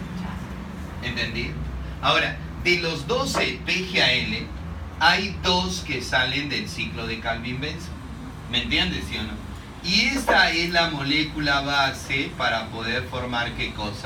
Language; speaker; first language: Spanish; native; Spanish